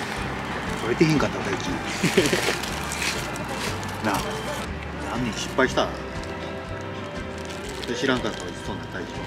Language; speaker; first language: Japanese; native; Japanese